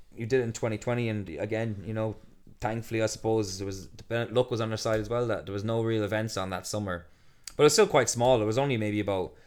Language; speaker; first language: English; native; English